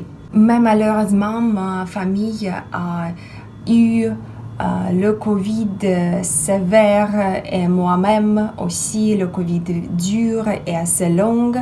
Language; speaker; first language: French; non-native, fluent; Russian